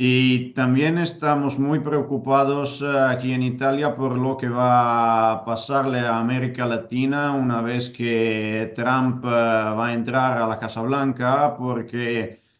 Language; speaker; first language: Spanish; non-native, fluent; Italian